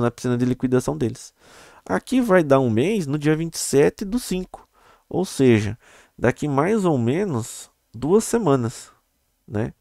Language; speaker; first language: Portuguese; native; Portuguese